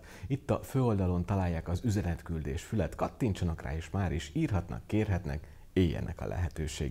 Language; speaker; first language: Hungarian; native; Hungarian